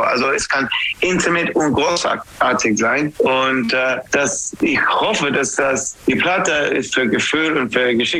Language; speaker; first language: German; non-native, fluent; English